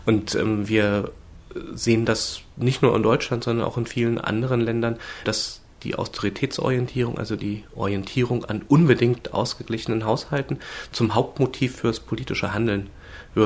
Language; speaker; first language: German; native; German